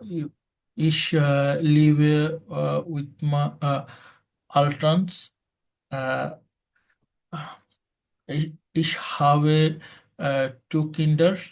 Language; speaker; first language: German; non-native, learner; Bangla